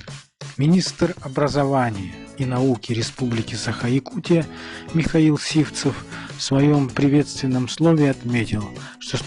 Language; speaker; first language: Russian; native; Russian